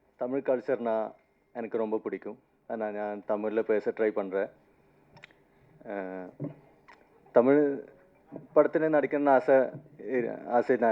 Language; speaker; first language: Tamil; non-native, fluent; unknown